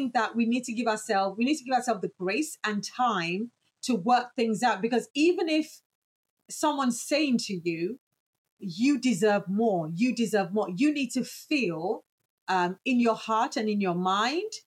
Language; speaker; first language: English; native; English